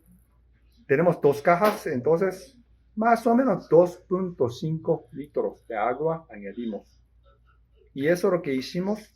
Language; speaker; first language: Spanish; non-native, fluent; Japanese